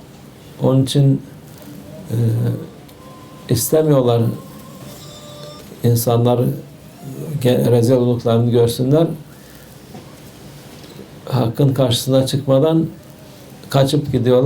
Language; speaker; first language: Turkish; native; Turkish